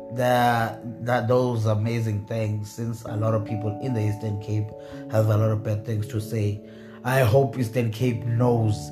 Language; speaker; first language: English; non-native, local second language; Xhosa